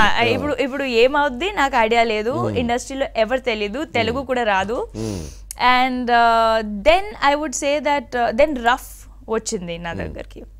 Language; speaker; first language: Telugu; non-native, local second language; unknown